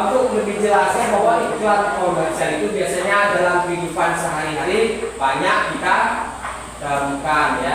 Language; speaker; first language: Indonesian; non-native, local second language; Balinese